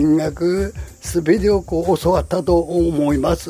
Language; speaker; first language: Japanese; native; Japanese